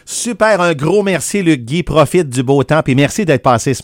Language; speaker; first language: French; native; French